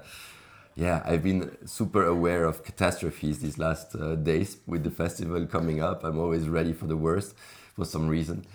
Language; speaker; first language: English; non-native, fluent; French